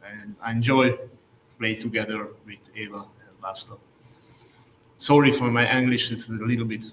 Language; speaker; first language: English; non-native, learner; Hungarian